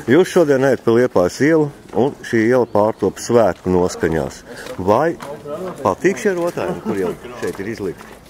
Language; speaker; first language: Latvian; native; Latvian